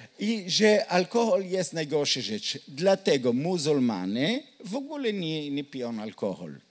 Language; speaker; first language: Polish; non-native, learner; Hebrew